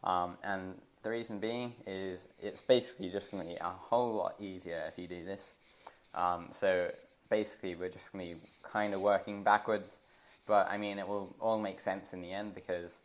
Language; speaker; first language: English; native; English